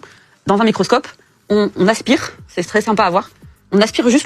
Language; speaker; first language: French; native; French